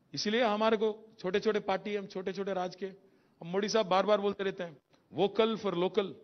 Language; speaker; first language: Hindi; non-native, local second language; Telugu